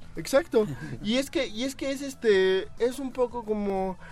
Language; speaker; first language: Spanish; native; Spanish